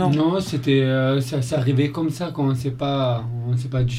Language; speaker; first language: French; non-native, fluent; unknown